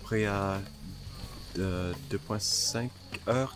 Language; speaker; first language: French; non-native, fluent; English